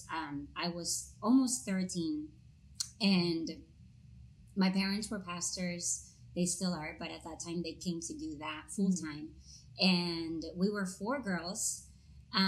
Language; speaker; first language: English; non-native, fluent; Spanish